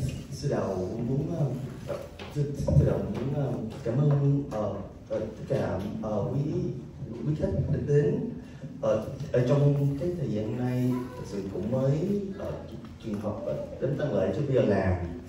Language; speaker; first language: Vietnamese; early bilingual, heritage; Vietnamese